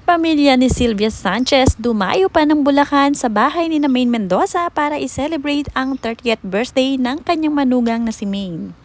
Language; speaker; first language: Filipino; native; Filipino